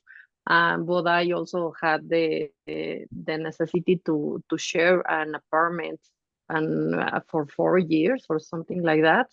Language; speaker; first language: English; non-native, fluent; Spanish